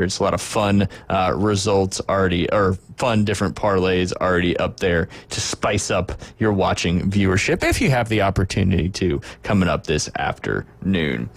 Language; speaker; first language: English; native; English